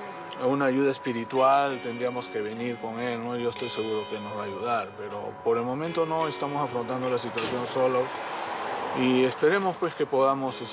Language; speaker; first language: Spanish; native; Spanish